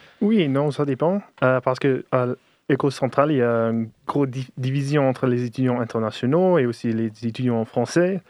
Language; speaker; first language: French; non-native, fluent; English